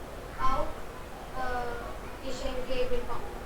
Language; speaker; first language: German; non-native, learner; Hindi